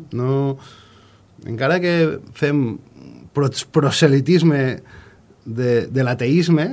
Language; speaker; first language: Catalan; native; Catalan